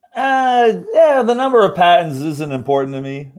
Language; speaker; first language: English; native; English